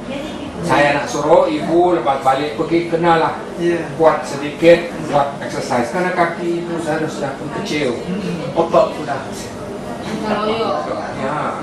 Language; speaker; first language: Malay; non-native, local second language; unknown